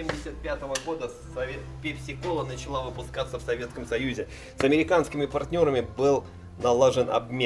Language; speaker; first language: Russian; native; Russian